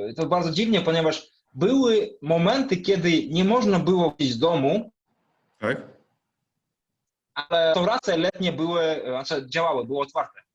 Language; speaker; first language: Polish; non-native, fluent; Russian